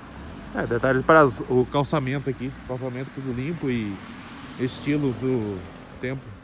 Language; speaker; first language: Portuguese; native; Portuguese